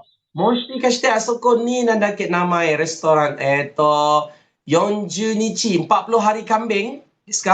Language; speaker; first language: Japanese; non-native, fluent; Malay